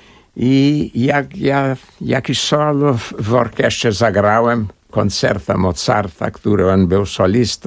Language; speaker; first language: Polish; early bilingual, heritage; Portuguese